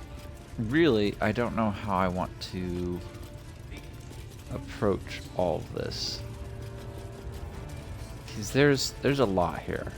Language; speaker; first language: English; native; English